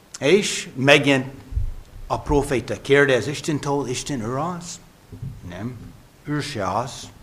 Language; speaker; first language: Hungarian; non-native, fluent; English